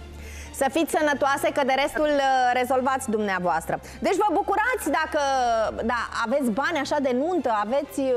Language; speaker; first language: Romanian; native; Romanian